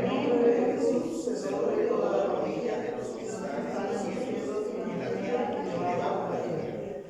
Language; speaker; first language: Spanish; native; Spanish